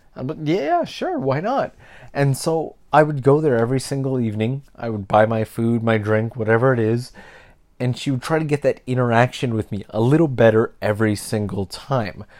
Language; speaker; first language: English; native; English